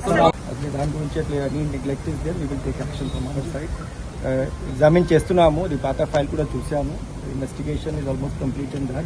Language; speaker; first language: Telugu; non-native, learner; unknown